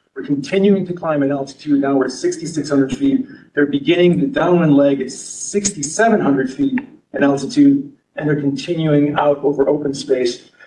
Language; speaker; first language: English; native; English